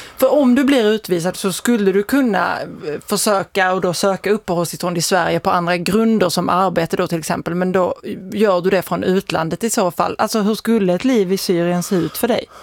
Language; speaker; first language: Swedish; native; Swedish